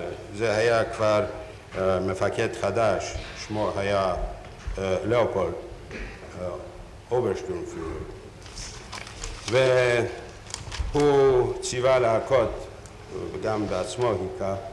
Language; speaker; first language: Hebrew; non-native, fluent; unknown